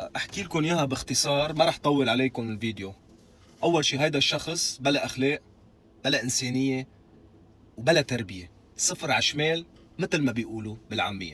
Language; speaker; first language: Arabic; native; Arabic